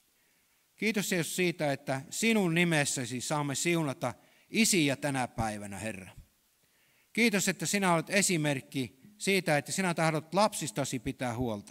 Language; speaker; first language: Finnish; native; Finnish